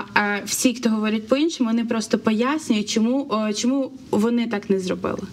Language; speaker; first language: Ukrainian; native; Ukrainian